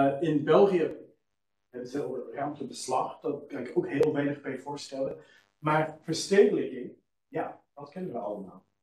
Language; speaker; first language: Dutch; non-native, fluent; English